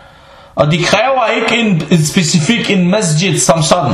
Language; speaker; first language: Danish; early bilingual, other home language; Arabic